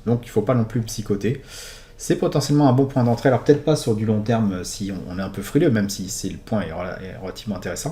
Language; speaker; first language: French; native; French